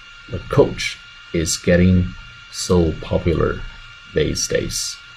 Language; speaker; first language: English; non-native, fluent; Chinese